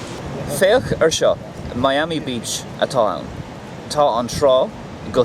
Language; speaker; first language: Irish; non-native, local second language; English